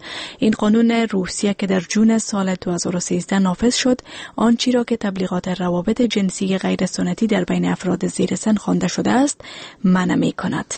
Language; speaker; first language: Persian; native; Persian